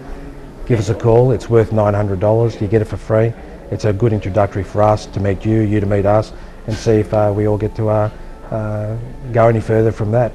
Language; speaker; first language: English; native; English